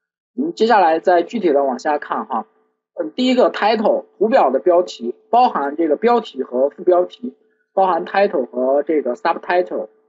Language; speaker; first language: Chinese; native; Chinese